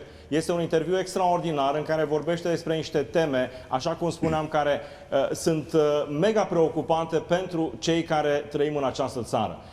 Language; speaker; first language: Romanian; native; Romanian